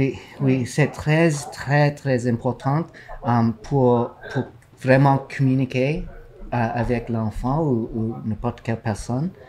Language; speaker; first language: French; non-native, learner; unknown